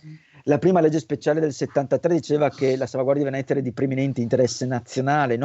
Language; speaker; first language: Italian; native; Italian